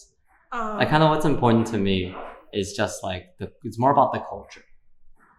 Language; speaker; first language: English; native; English